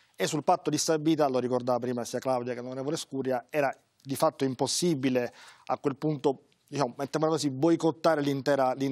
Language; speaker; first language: Italian; native; Italian